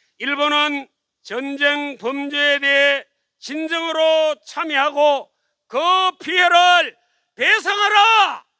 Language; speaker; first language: Korean; native; Korean